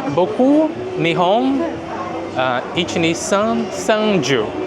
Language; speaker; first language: Japanese; non-native, learner; Portuguese